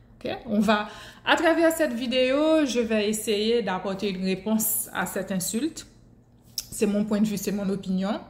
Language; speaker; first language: French; non-native, local second language; Haitian Creole